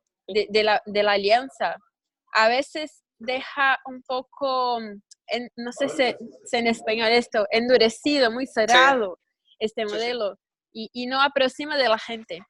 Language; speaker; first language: Spanish; non-native, learner; Portuguese